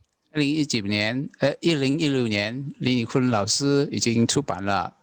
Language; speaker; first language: Chinese; non-native, learner; Indonesian